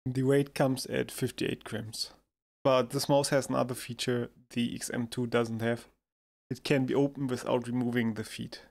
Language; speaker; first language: English; non-native, fluent; German